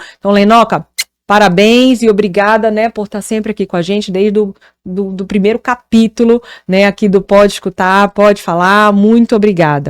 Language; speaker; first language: Portuguese; native; Portuguese